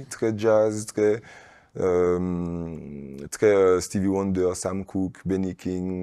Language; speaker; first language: French; native; French